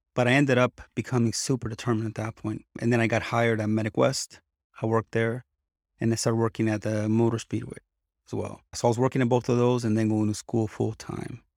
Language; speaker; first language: English; early bilingual, other home language; Spanish